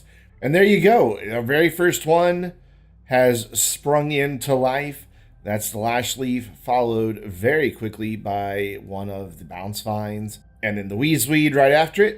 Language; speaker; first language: English; native; English